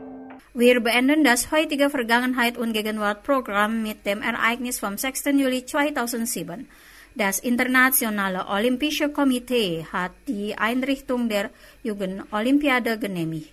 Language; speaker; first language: German; non-native, fluent; Indonesian